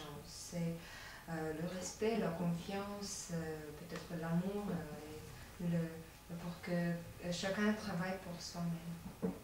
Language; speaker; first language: French; non-native, learner; Latvian